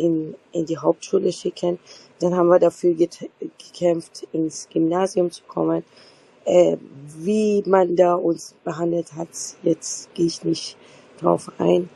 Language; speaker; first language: German; non-native, fluent; Persian